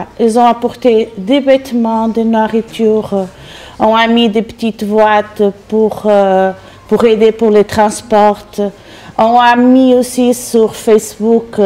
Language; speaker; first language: French; non-native, fluent; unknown